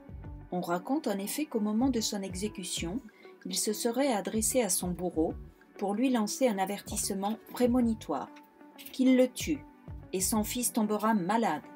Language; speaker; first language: French; native; French